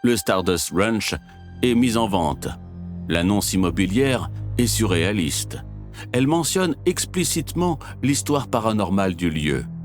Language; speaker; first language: French; native; French